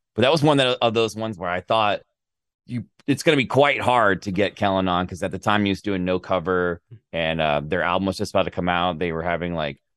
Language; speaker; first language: English; native; English